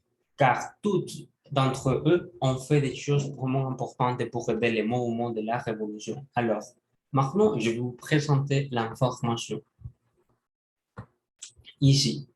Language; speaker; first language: French; non-native, learner; Spanish